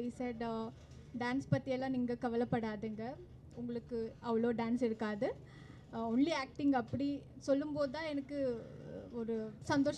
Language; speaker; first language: Tamil; non-native, learner; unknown